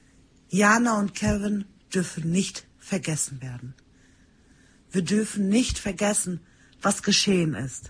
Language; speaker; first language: German; early bilingual, other home language; Turkish